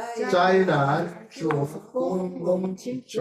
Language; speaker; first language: Chinese; non-native, learner; Korean